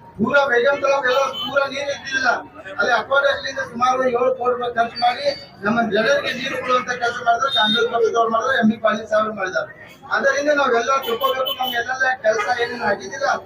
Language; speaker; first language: Kannada; native; Kannada